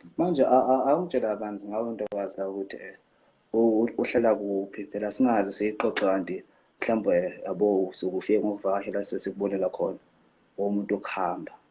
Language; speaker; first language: Zulu; native; Zulu